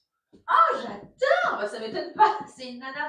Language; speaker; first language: French; native; French